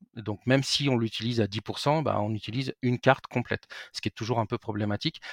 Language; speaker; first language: French; native; French